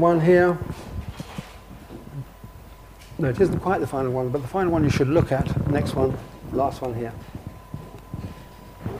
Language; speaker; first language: English; native; English